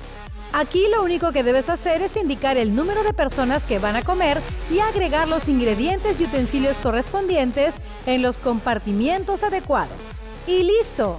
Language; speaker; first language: Spanish; native; Spanish